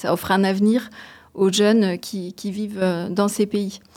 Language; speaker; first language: French; native; French